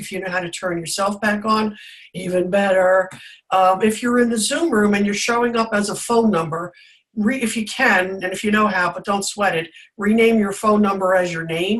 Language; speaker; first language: English; native; English